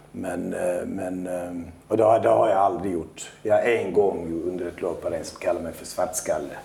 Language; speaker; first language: Swedish; early bilingual, other home language; Albanian